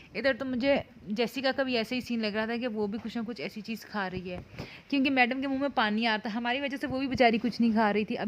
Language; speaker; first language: Urdu; native; Urdu